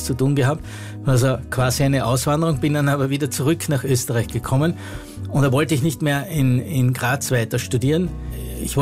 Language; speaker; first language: German; native; German